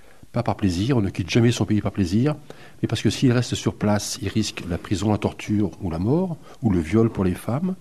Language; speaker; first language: French; native; French